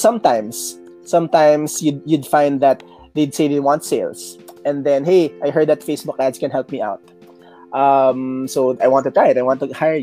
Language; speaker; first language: English; non-native, local second language; Filipino